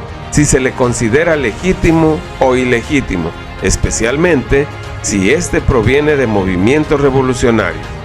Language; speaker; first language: Spanish; native; Spanish